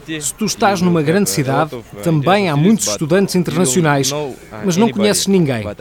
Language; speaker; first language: Portuguese; non-native, learner; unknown